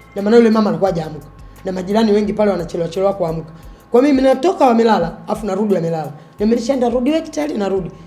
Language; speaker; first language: Swahili; native; Swahili